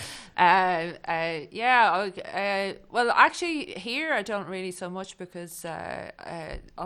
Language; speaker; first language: English; native; English